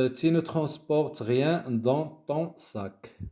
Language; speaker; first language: French; non-native, local second language; Arabic